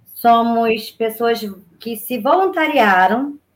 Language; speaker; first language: Portuguese; native; Portuguese